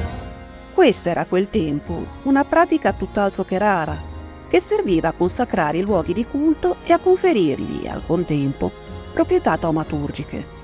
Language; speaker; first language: Italian; native; Italian